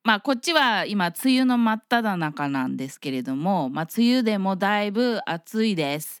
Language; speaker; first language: Japanese; early bilingual, heritage; Japanese